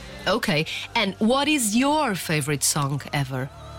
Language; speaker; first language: English; non-native, fluent; Portuguese